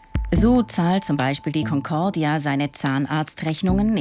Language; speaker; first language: German; native; German